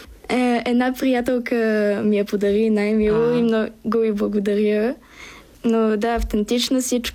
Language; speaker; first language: Bulgarian; early bilingual, heritage; Bulgarian